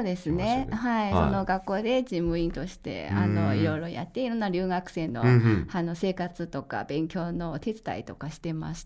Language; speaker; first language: Japanese; non-native, fluent; Chinese